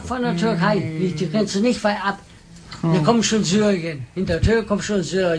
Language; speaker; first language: German; non-native, learner; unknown